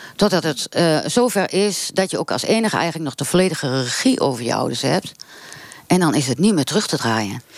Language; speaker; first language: Dutch; native; Dutch